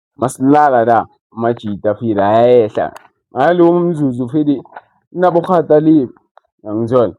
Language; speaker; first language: Zulu; non-native, local second language; Xhosa